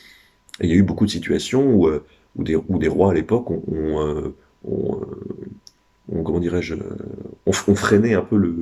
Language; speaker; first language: French; native; French